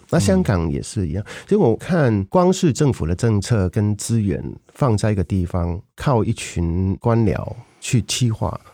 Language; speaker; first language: Chinese; non-native, local second language; Cantonese